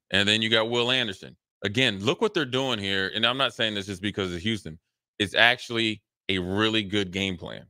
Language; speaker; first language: English; native; English